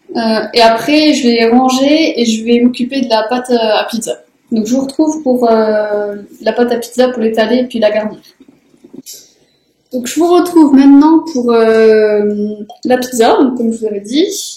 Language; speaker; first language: French; native; French